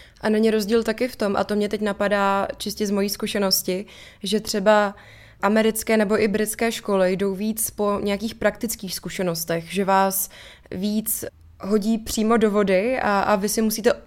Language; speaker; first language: Czech; native; Czech